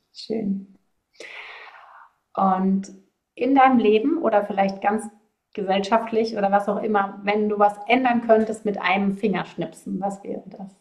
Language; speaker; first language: German; native; German